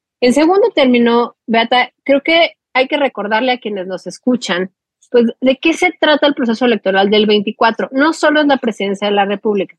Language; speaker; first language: Spanish; native; Spanish